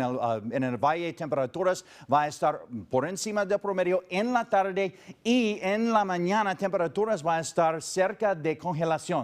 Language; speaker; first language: Spanish; non-native, learner; English